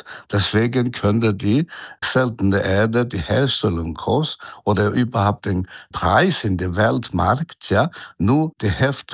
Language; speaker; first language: German; non-native, fluent; Chinese